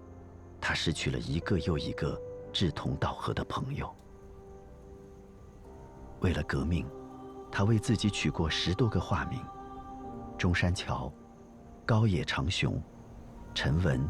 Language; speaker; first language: Chinese; native; Chinese